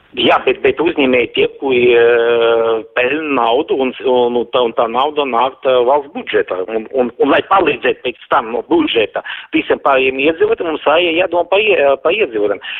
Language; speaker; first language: Latvian; non-native, local second language; Russian